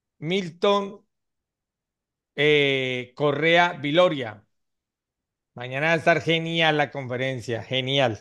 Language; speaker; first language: Spanish; native; Spanish